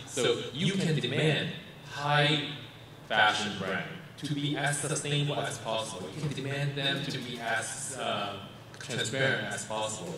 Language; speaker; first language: English; non-native, fluent; Chinese